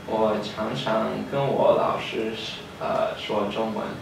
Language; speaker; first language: Chinese; non-native, learner; English